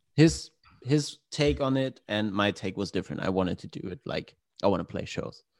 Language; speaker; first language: English; non-native, fluent; German